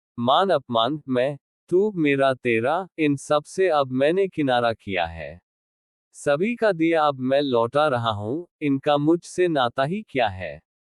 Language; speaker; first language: Hindi; non-native, local second language; Marathi